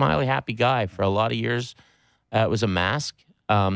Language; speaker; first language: English; native; English